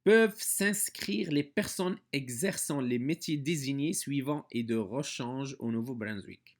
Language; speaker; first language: French; non-native, local second language; Arabic